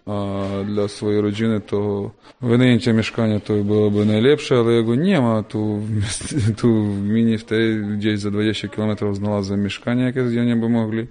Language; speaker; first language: Polish; non-native, fluent; Ukrainian